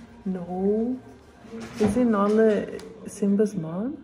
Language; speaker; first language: English; early bilingual, other home language; Spanish